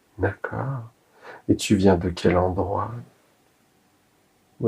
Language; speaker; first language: French; native; French